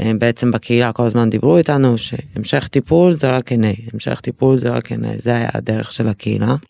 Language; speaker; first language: Hebrew; early bilingual, other home language; Russian